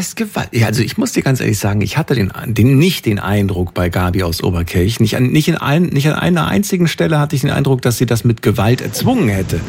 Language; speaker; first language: German; native; German